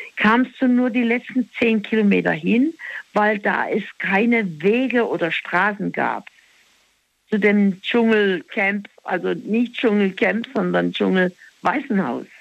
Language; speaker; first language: German; native; German